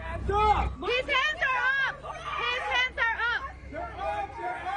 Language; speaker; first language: English; native; English